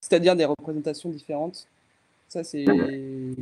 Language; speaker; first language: French; native; French